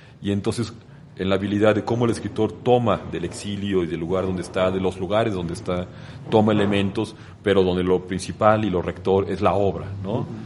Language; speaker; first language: Spanish; native; Spanish